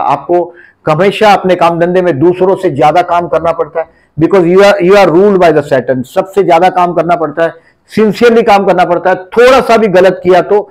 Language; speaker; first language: Hindi; native; Hindi